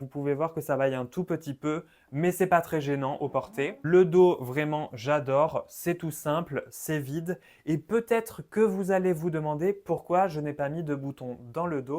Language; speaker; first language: French; native; French